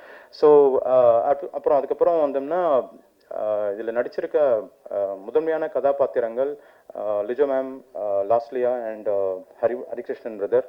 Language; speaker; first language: Tamil; native; Tamil